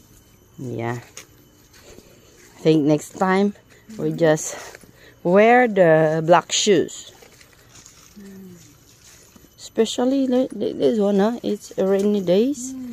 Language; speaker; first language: English; non-native, learner; Filipino